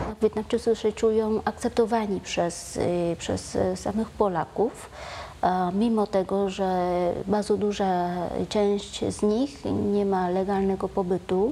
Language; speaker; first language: Polish; non-native, fluent; Vietnamese